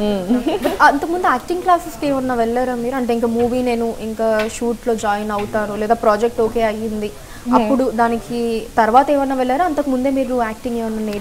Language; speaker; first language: Telugu; native; Telugu